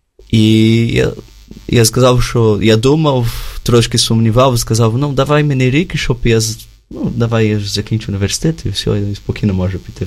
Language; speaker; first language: Ukrainian; non-native, learner; Portuguese